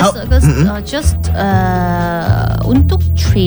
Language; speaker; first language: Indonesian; non-native, learner; Korean